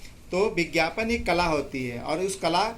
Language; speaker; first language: Hindi; native; Hindi